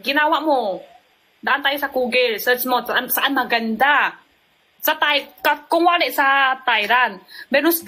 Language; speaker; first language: Filipino; non-native, learner; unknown